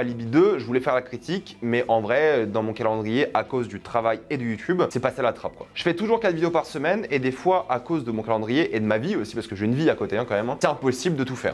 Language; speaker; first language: French; native; French